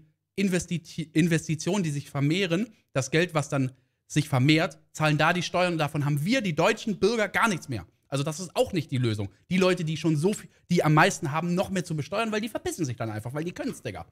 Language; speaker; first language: German; native; German